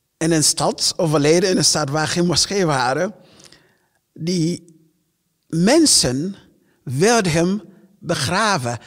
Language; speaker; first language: Dutch; non-native, fluent; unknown